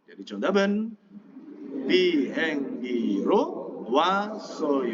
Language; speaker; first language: Korean; non-native, fluent; Indonesian